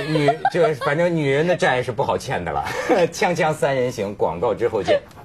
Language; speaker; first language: Chinese; native; Chinese